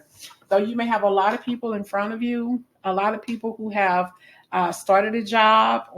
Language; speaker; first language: English; native; English